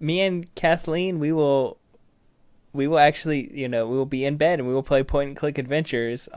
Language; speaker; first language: English; native; English